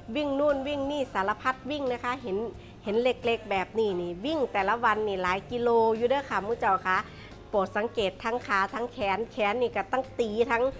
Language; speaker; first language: Thai; non-native, local second language; Northeastern Thai